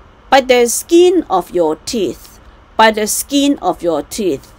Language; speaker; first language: English; non-native, local second language; Cantonese